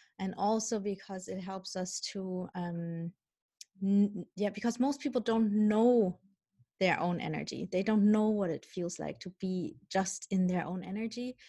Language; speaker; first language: English; non-native, fluent; Dutch